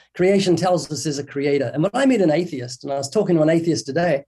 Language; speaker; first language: English; native; English